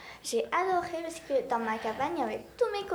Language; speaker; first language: French; early bilingual, heritage; French